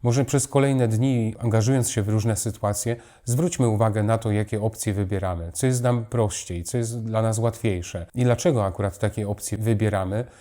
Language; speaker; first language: Polish; native; Polish